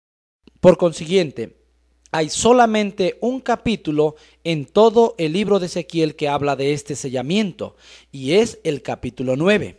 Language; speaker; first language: Spanish; native; Spanish